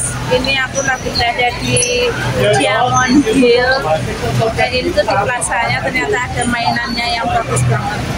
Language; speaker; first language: Indonesian; non-native, local second language; Javanese